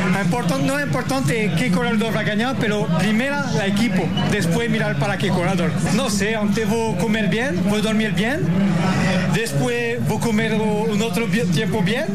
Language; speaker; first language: Portuguese; non-native, learner; Spanish